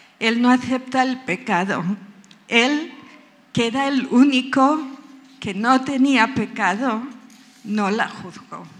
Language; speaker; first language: Spanish; native; Spanish